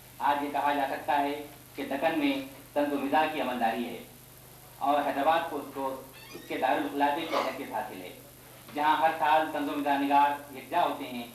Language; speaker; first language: Urdu; native; Urdu